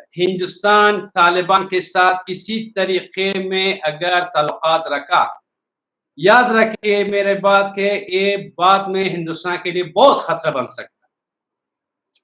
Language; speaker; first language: Hindi; non-native, learner; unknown